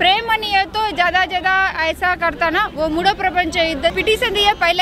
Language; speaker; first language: Hindi; non-native, local second language; Telugu